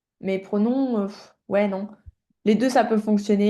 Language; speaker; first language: French; native; French